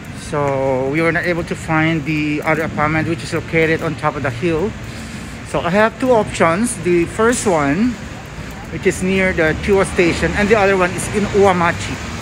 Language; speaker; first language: English; non-native, local second language; Filipino